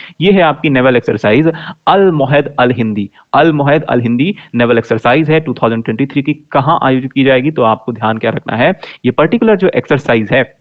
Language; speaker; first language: Hindi; native; Hindi